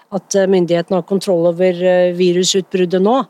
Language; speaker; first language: Norwegian; native; Norwegian